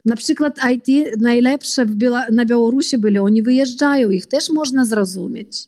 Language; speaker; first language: Polish; early bilingual, heritage; Polish